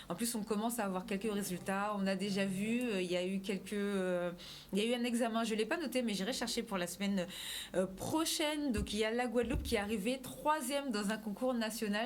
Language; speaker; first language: French; native; French